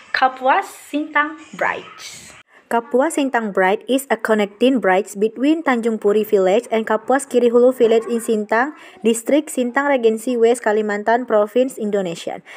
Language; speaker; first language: English; non-native, learner; Indonesian